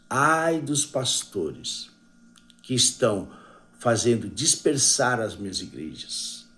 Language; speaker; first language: Portuguese; native; Portuguese